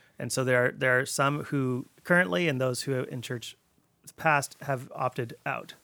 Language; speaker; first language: English; native; English